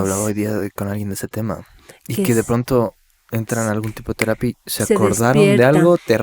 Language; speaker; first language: Spanish; native; Spanish